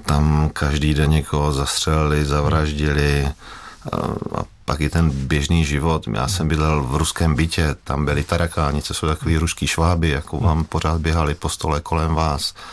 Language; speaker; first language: Czech; native; Czech